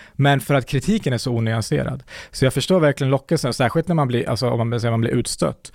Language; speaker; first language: Swedish; early bilingual, other home language; Kurdish